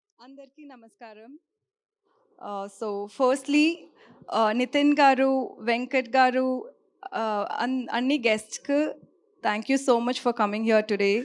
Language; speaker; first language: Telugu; non-native, learner; Tamil